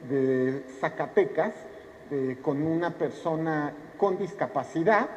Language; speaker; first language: Spanish; native; Spanish